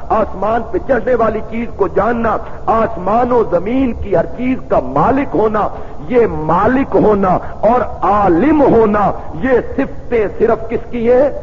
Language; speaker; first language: Urdu; non-native, local second language; Punjabi